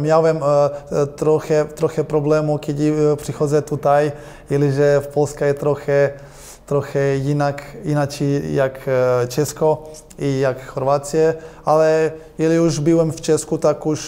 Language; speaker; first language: Polish; non-native, learner; Croatian